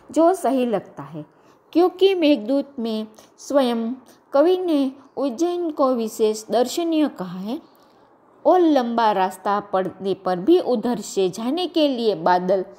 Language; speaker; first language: Hindi; non-native, local second language; Gujarati